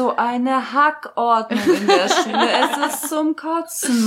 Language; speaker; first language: German; early bilingual, other home language; Russian